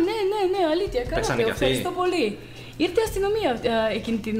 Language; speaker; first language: Greek; non-native, fluent; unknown